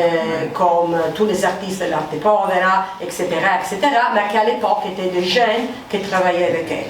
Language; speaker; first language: French; non-native, fluent; Italian